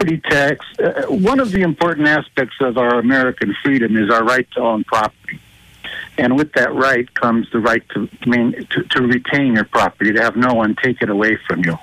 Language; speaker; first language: English; native; English